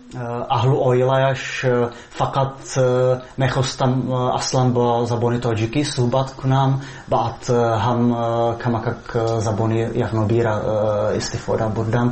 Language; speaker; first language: Persian; non-native, fluent; Czech